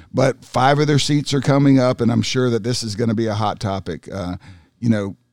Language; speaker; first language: English; native; English